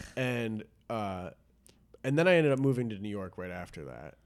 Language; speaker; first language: English; native; English